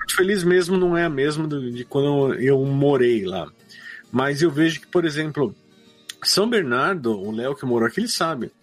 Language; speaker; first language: Portuguese; native; Portuguese